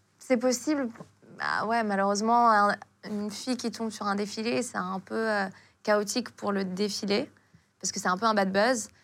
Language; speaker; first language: French; non-native, local second language; Arabic